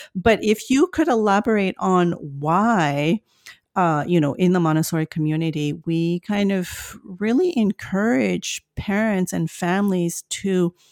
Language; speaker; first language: English; non-native, fluent; French